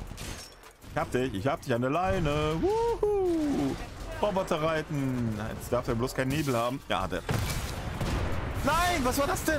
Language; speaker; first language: German; native; German